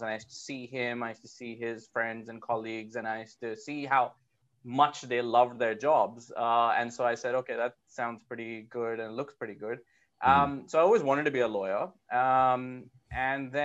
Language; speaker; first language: English; non-native, local second language; Hindi